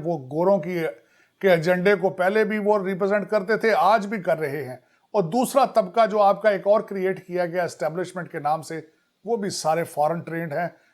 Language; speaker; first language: Urdu; non-native, local second language; Punjabi